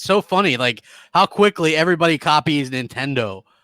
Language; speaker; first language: English; native; English